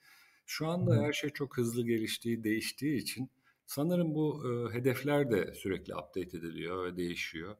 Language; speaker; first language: Turkish; native; Turkish